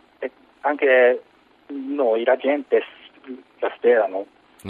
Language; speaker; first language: Italian; non-native, learner; Japanese